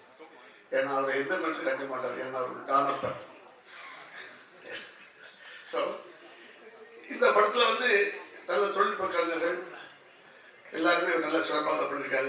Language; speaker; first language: Tamil; native; Tamil